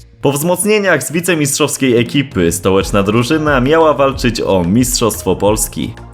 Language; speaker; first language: Polish; native; Polish